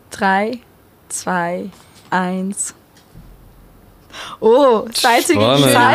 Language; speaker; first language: German; native; German